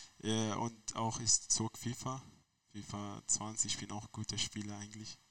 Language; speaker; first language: German; non-native, learner; Arabic